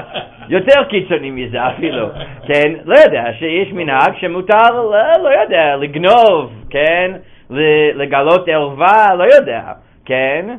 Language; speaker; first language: Hebrew; non-native, fluent; English